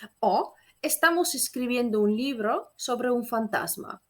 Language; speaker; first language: Spanish; non-native, fluent; Polish